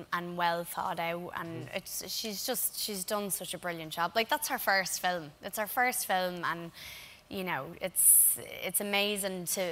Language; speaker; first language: English; native; English